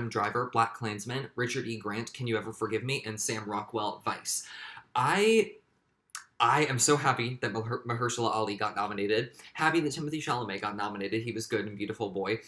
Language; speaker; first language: English; native; English